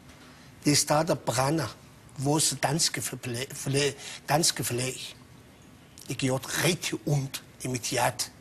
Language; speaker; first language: Danish; non-native, fluent; Persian